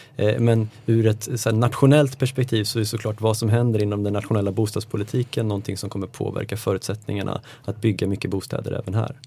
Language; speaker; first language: Swedish; native; Swedish